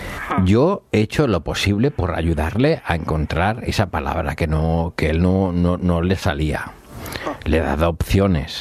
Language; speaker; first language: Spanish; native; Spanish